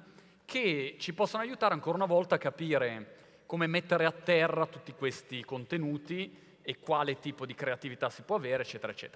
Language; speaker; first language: Italian; native; Italian